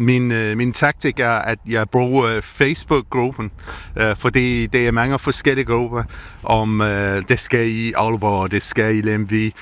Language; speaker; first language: Danish; non-native, learner; English